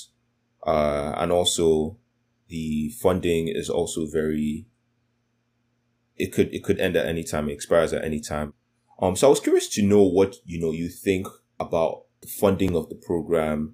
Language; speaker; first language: English; non-native, local second language; Yoruba